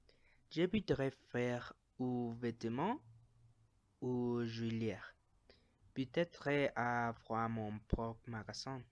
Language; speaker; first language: French; non-native, learner; Spanish